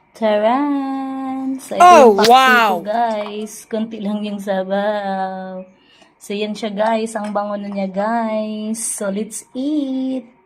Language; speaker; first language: Filipino; non-native, local second language; Cebuano